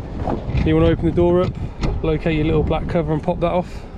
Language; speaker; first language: English; native; English